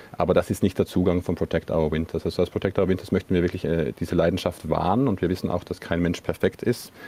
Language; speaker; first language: German; native; German